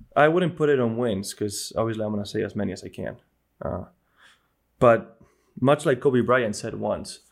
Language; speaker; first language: English; non-native, fluent; Spanish